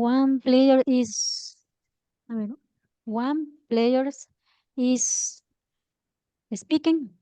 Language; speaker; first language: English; non-native, learner; Spanish